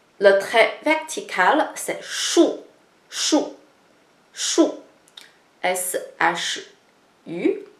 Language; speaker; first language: French; non-native, fluent; Chinese